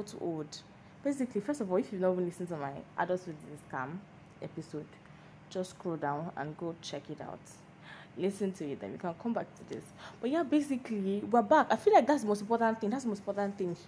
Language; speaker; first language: English; non-native, local second language; Yoruba